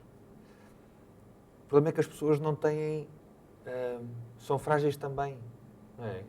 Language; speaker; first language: Portuguese; native; Portuguese